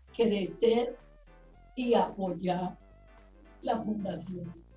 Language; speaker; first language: Spanish; native; Spanish